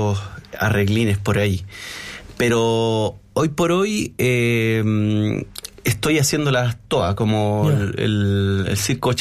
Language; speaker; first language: Spanish; native; Spanish